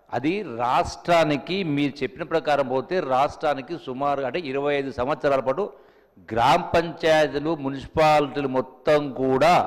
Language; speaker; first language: Telugu; native; Telugu